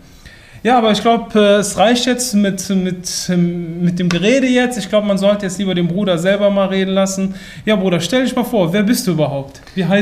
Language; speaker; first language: German; native; German